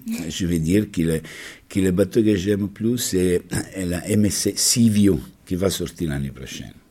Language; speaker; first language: French; non-native, learner; Italian